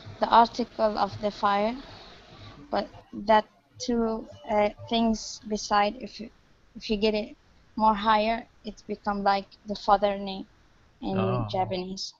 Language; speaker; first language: English; non-native, learner; Arabic